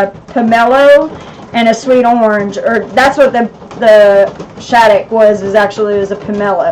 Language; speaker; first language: English; native; English